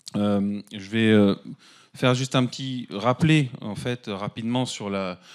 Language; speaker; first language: French; native; French